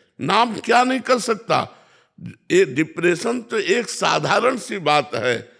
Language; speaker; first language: Hindi; native; Hindi